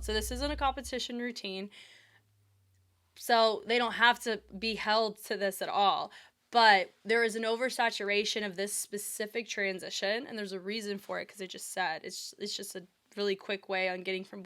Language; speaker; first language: English; native; English